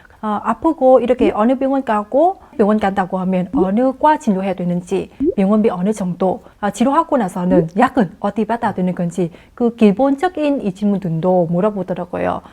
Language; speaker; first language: Korean; non-native, fluent; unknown